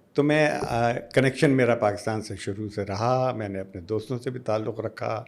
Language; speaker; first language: Urdu; native; Urdu